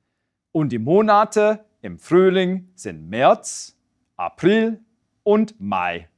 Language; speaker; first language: German; non-native, fluent; English